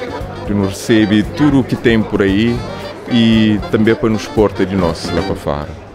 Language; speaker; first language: Portuguese; non-native, local second language; Kabuverdianu